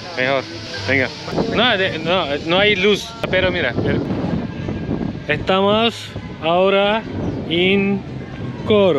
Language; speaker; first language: Spanish; non-native, learner; Turkish